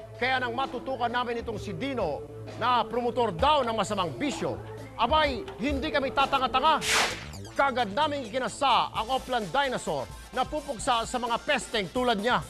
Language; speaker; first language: Filipino; native; Filipino